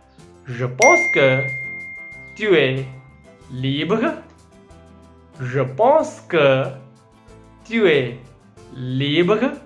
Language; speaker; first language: French; non-native, fluent; Hindi